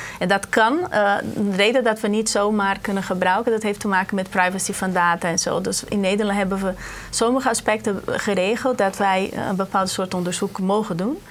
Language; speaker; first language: Dutch; non-native, fluent; Portuguese